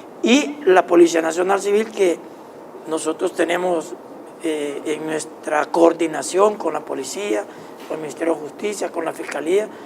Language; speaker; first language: Spanish; native; Spanish